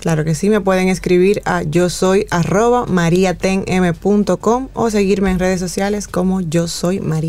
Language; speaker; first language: Spanish; native; Spanish